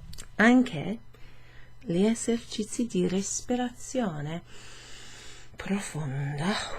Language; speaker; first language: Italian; non-native, fluent; English